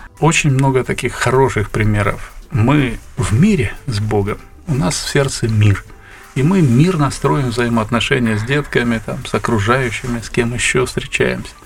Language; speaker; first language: Russian; native; Russian